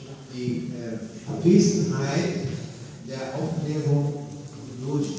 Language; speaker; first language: German; non-native, fluent; Arabic